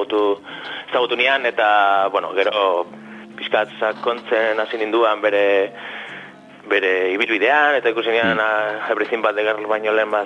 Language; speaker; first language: Basque; native; Basque